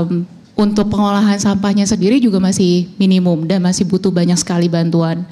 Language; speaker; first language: Indonesian; native; Indonesian